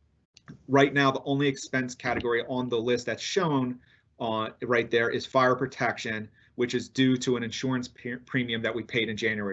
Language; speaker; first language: English; native; English